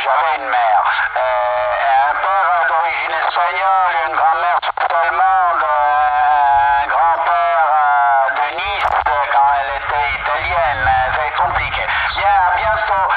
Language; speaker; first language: French; early bilingual, heritage; Italian